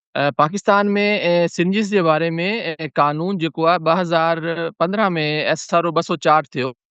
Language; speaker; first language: Sindhi; non-native, local second language; Urdu